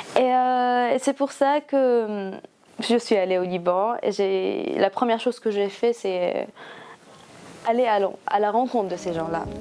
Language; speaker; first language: French; non-native, local second language; Arabic